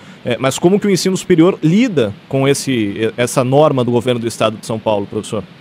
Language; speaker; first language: Portuguese; native; Portuguese